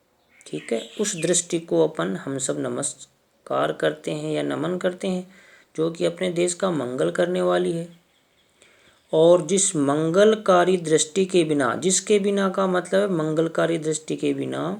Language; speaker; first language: Hindi; native; Hindi